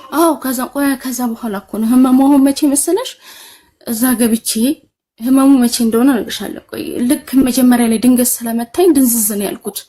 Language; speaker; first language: Amharic; native; Amharic